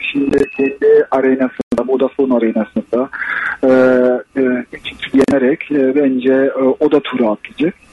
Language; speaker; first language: Turkish; early bilingual, heritage; Turkish